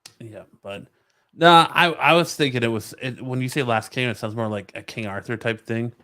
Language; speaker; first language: English; native; English